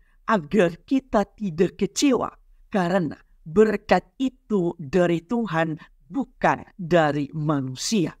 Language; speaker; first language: Indonesian; native; Indonesian